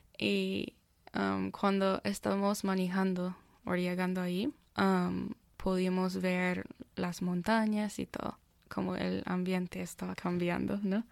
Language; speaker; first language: Spanish; non-native, fluent; English